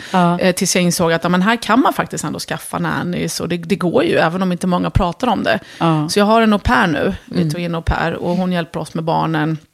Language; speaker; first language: Swedish; early bilingual, other home language; Arabic